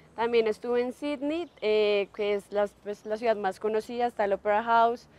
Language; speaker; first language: Spanish; native; Spanish